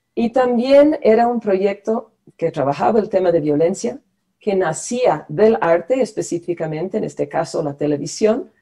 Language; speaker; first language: Spanish; non-native, fluent; English